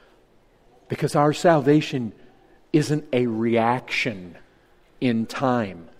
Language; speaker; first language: English; native; English